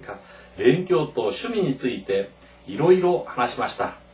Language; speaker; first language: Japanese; non-native, fluent; Korean